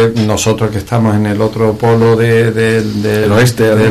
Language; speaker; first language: Spanish; native; Spanish